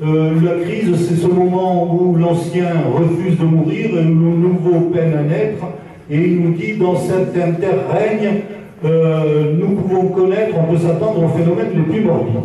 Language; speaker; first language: French; native; French